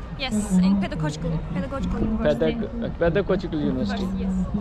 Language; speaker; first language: English; non-native, learner; Azerbaijani